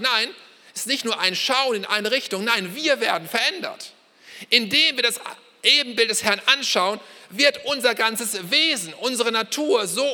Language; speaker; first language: German; native; German